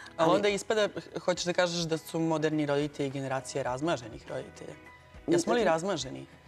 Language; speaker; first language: Serbian; native; Serbian